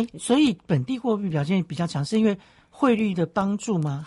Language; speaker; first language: Chinese; native; Chinese